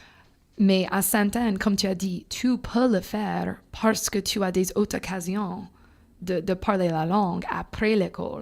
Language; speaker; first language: French; non-native, fluent; English